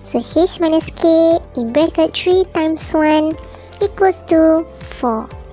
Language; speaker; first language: English; non-native, local second language; Malay